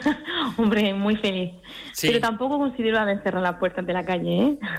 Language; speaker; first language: Spanish; early bilingual, heritage; French